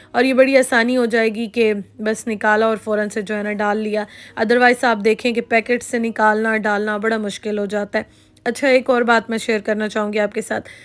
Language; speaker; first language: Urdu; native; Urdu